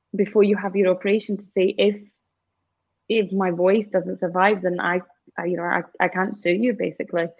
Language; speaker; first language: English; native; English